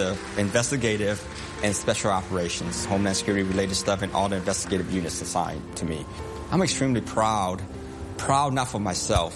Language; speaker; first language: English; non-native, local second language; Cantonese